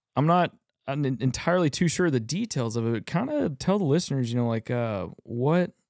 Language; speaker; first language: English; native; English